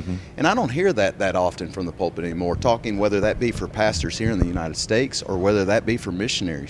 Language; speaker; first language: English; native; English